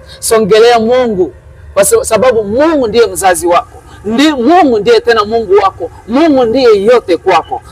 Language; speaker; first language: Swahili; native; Swahili